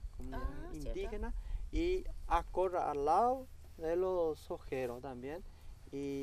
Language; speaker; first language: Spanish; non-native, local second language; Guarani